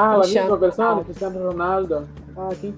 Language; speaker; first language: Spanish; non-native, fluent; Portuguese